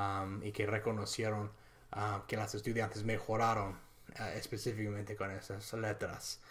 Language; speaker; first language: Spanish; non-native, fluent; English